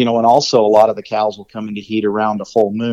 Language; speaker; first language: English; native; English